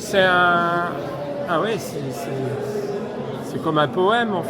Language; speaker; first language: French; native; French